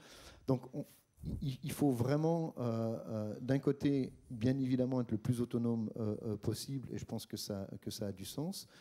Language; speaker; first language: French; native; French